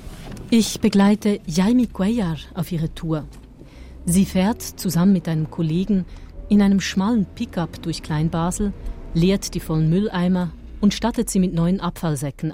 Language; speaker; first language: German; native; German